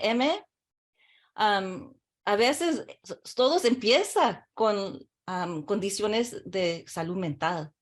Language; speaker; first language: Spanish; early bilingual, heritage; English